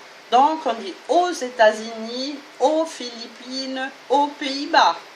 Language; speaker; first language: French; non-native, fluent; Portuguese